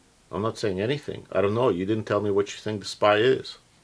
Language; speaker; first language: English; non-native, fluent; Russian